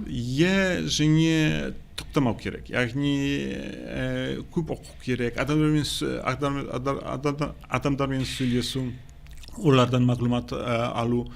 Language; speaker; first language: Kazakh; non-native, fluent; Polish